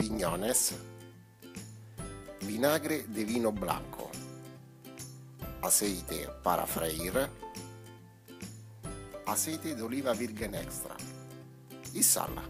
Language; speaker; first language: Spanish; non-native, fluent; Italian